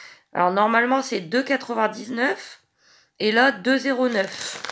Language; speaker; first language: French; native; French